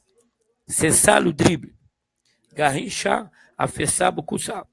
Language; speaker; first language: French; non-native, fluent; Portuguese